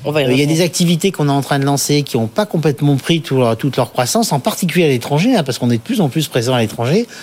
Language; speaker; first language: French; native; French